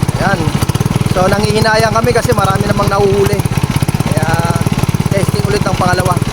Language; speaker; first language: Filipino; native; Filipino